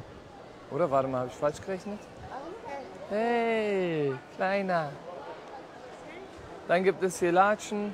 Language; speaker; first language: German; non-native, fluent; Turkish